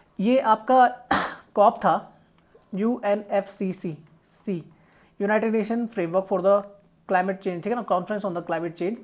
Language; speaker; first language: Hindi; native; Hindi